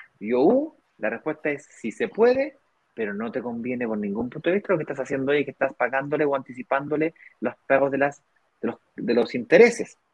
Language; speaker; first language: Spanish; native; Spanish